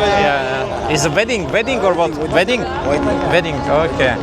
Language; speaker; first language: English; non-native, learner; Slovak